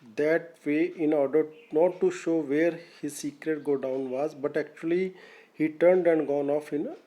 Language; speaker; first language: English; non-native, local second language; Punjabi